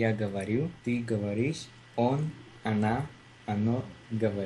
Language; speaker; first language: Russian; non-native, learner; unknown